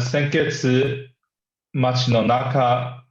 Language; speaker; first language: Japanese; non-native, learner; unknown